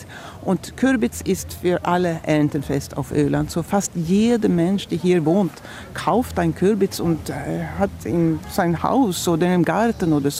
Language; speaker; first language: German; non-native, fluent; Swedish